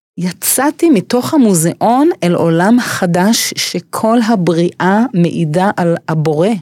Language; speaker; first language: Hebrew; early bilingual, other home language; English